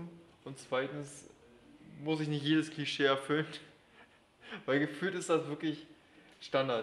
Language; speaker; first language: German; native; German